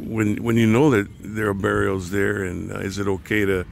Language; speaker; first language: English; native; English